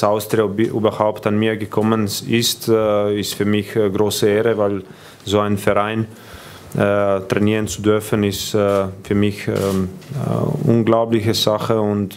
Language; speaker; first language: German; non-native, fluent; Croatian